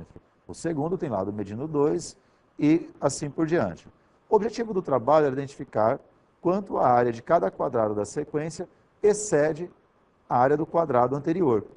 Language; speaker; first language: Portuguese; native; Portuguese